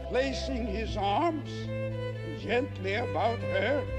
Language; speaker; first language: German; non-native, fluent; English